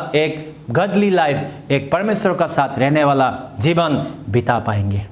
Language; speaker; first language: Hindi; non-native, local second language; Assamese